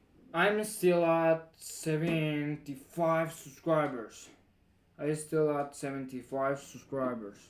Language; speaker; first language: English; non-native, fluent; Spanish